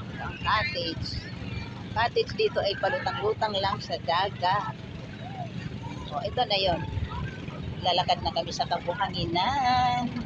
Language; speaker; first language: Filipino; non-native, local second language; Cebuano